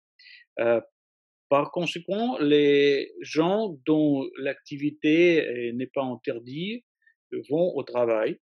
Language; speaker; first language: French; non-native, fluent; Russian